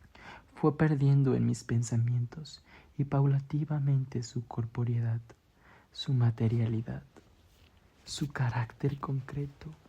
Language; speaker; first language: Spanish; native; Spanish